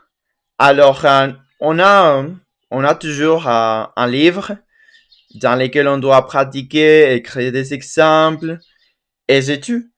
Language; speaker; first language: French; non-native, fluent; Spanish